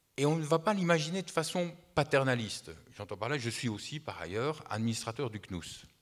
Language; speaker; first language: French; native; French